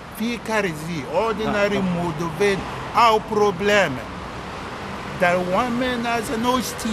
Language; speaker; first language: Romanian; non-native, local second language; Russian